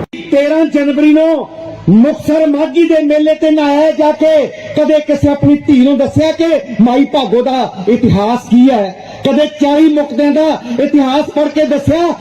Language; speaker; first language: Punjabi; non-native, local second language; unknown